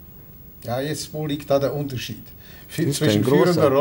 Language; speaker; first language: German; native; German